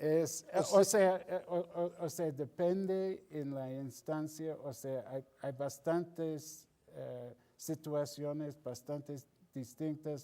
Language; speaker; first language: Spanish; non-native, fluent; English